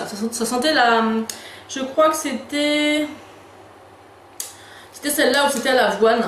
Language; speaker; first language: French; native; French